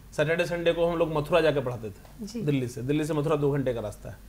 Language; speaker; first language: Hindi; native; Hindi